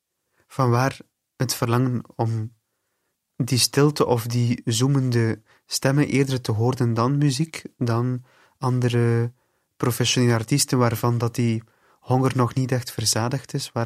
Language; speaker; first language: Dutch; native; Dutch